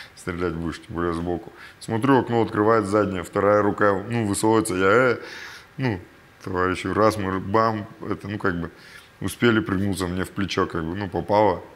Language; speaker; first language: Russian; native; Russian